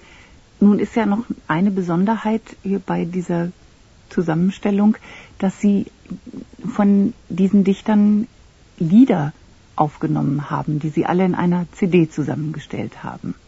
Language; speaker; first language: German; native; German